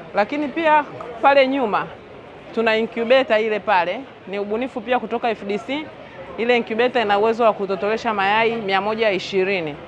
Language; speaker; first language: Swahili; native; Swahili